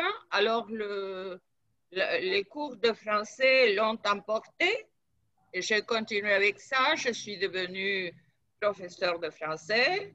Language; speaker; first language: French; non-native, fluent; Spanish